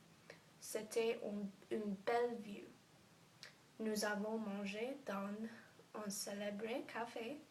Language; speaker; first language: French; non-native, learner; English